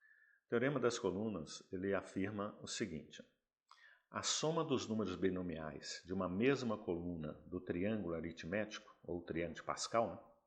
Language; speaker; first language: Portuguese; native; Portuguese